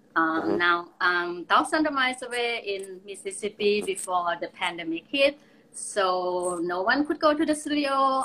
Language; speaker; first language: English; non-native, fluent; Thai